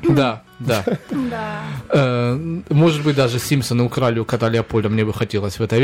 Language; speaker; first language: Russian; native; Russian